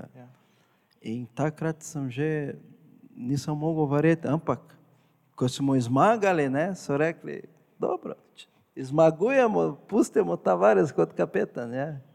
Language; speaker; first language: Slovenian; non-native, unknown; Portuguese